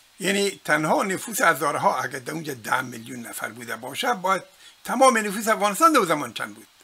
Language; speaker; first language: Persian; non-native, local second language; Pashto